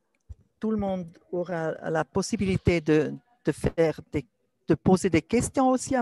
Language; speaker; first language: French; non-native, local second language; German